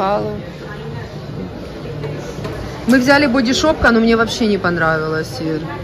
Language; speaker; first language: Russian; native; Russian